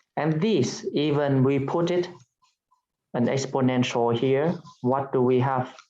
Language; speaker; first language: English; non-native, fluent; Vietnamese